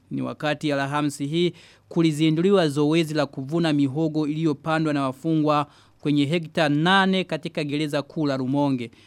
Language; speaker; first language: Swahili; non-native, local second language; Rundi